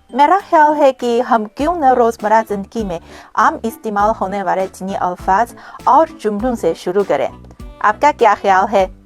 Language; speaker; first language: Urdu; non-native, fluent; Chinese